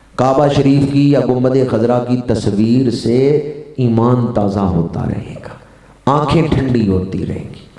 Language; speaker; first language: Urdu; non-native, local second language; Punjabi